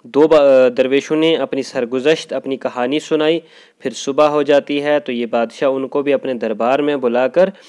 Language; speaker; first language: Urdu; non-native, local second language; Kashmiri